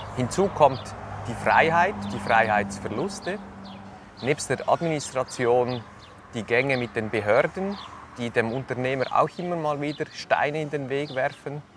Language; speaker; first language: German; native; German